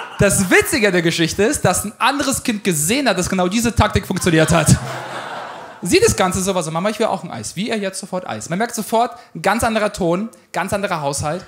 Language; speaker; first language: German; early bilingual, other home language; Ukrainian